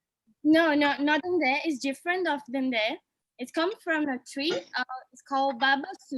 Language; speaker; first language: English; non-native, learner; Portuguese